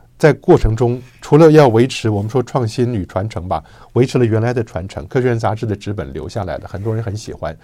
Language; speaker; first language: Chinese; native; Chinese